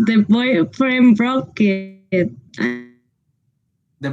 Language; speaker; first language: English; non-native, learner; Spanish